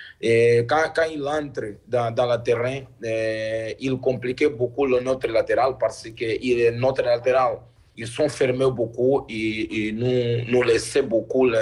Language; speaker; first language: French; non-native, learner; Portuguese